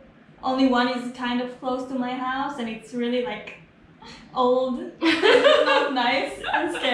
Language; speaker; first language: English; non-native, fluent; Hebrew